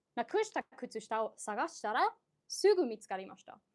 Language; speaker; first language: Japanese; non-native, fluent; English